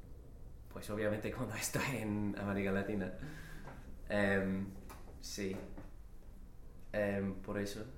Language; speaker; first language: Spanish; non-native, learner; English